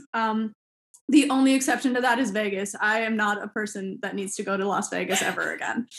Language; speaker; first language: English; native; English